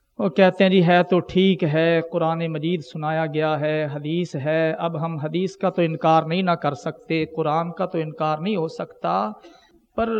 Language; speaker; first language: Urdu; non-native, local second language; Punjabi